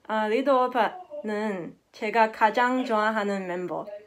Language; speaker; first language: Korean; non-native, learner; English